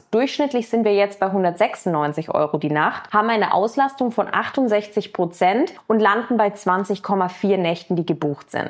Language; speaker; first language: German; native; German